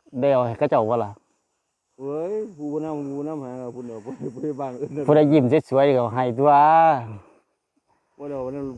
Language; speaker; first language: Thai; non-native, local second language; Northeastern Thai